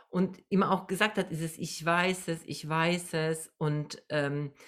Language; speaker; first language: German; non-native, fluent; Polish